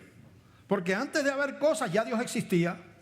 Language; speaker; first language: Spanish; native; Spanish